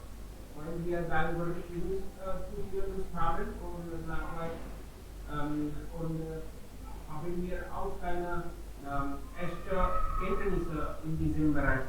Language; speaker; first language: German; non-native, learner; Hindi